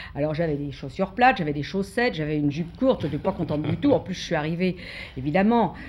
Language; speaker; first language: French; native; French